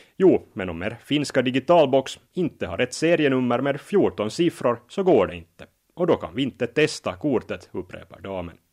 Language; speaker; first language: Swedish; native; Swedish